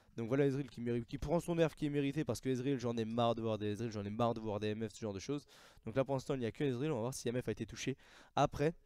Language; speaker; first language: French; native; French